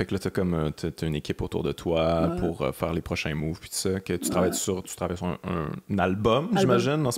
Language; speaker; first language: French; native; French